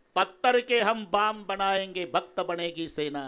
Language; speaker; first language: Hindi; non-native, local second language; Marathi